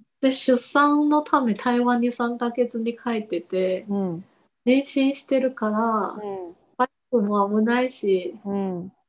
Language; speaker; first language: Japanese; non-native, fluent; Chinese